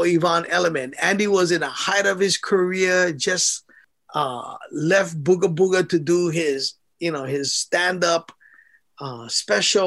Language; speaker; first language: English; native; English